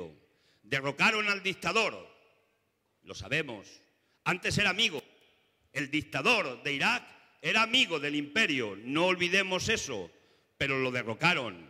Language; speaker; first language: Spanish; native; Spanish